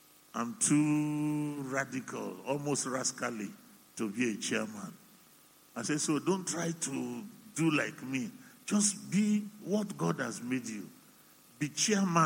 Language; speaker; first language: English; non-native, local second language; Igbo